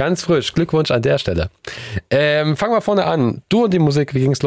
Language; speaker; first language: German; native; German